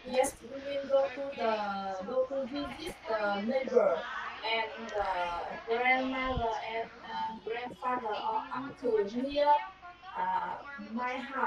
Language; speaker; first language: English; non-native, learner; Vietnamese